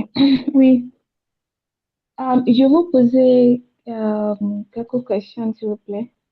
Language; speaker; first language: French; non-native, learner; Yoruba